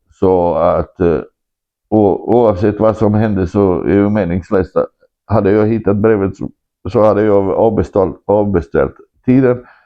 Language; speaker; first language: Swedish; non-native, fluent; Croatian